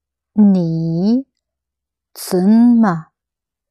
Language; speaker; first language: Chinese; non-native, learner; English